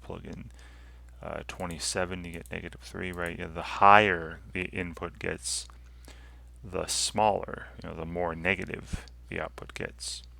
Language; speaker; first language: English; native; English